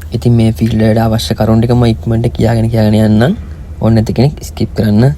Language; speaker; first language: Sinhala; native; Sinhala